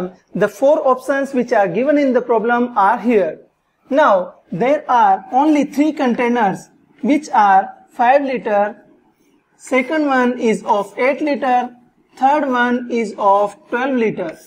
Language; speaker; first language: English; non-native, local second language; Hindi